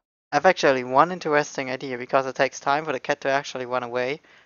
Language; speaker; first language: English; non-native, fluent; German